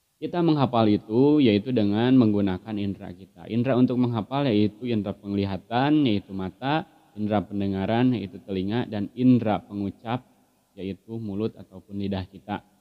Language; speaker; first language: Indonesian; non-native, local second language; Sundanese